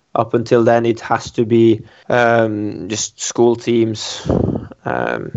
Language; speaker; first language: English; non-native, fluent; Norwegian